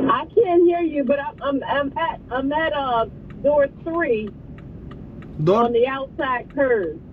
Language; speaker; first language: English; native; English